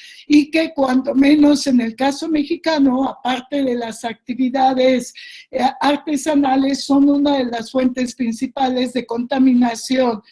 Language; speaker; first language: Spanish; native; Spanish